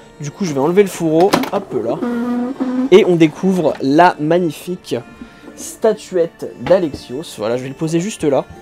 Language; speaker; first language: French; native; French